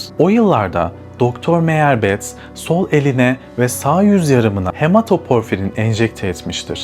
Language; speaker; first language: Turkish; native; Turkish